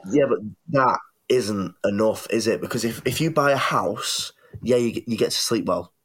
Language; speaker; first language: English; native; English